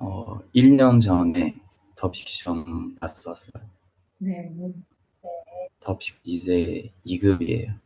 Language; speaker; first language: Korean; non-native, learner; Chinese